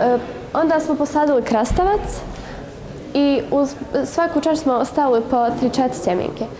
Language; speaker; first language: Bosnian; native; Bosnian